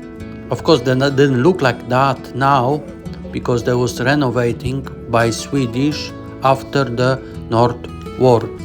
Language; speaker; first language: English; non-native, learner; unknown